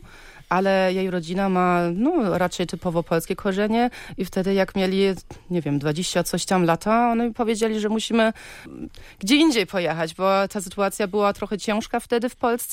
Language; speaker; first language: Polish; early bilingual, heritage; Polish